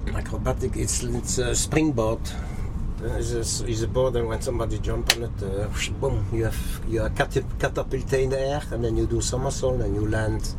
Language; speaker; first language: English; early bilingual, other home language; French